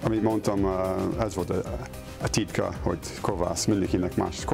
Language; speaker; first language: Hungarian; non-native, learner; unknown